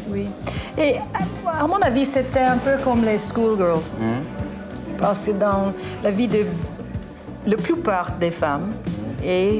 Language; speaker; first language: French; non-native, learner; English